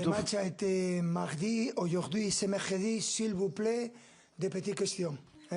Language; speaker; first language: French; non-native, fluent; Spanish